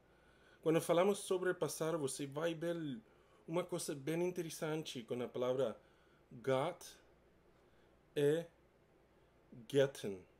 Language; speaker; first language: Portuguese; non-native, learner; English